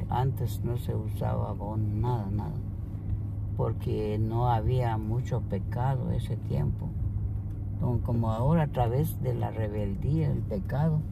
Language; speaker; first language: Spanish; non-native, local second language; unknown